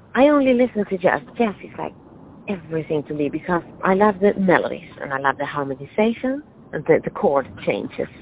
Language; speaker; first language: English; non-native, fluent; Swedish